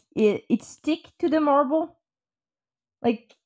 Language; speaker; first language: English; non-native, fluent; French